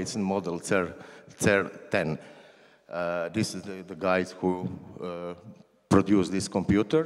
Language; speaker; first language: English; non-native, learner; Croatian